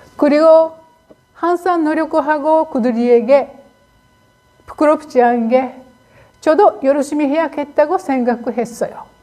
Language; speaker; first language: Korean; non-native, learner; Japanese